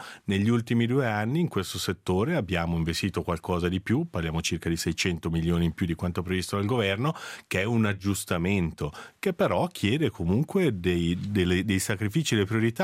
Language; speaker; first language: Italian; native; Italian